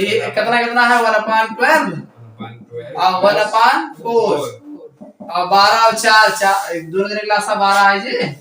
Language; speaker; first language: Hindi; native; Hindi